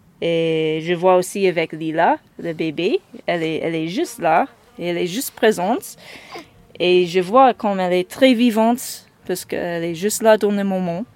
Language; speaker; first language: French; non-native, fluent; English